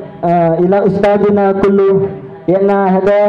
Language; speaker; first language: Arabic; non-native, learner; Indonesian